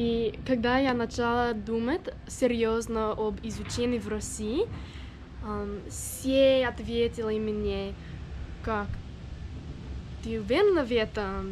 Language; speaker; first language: Russian; non-native, learner; English